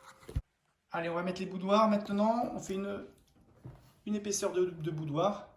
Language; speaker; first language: French; native; French